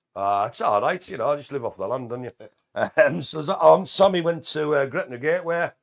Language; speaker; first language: English; native; English